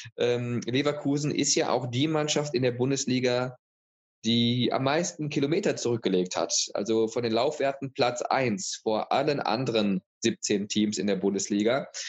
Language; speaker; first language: German; native; German